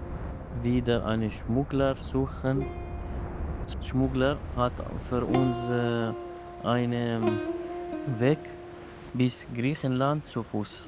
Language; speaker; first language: German; non-native, learner; Arabic